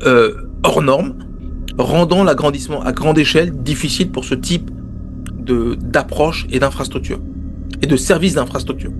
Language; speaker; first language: French; native; French